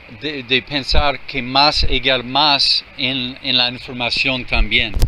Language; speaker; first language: Spanish; non-native, fluent; English